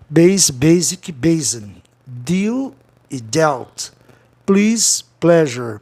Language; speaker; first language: English; non-native, fluent; Portuguese